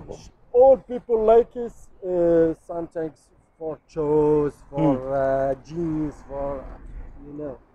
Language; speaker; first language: English; non-native, learner; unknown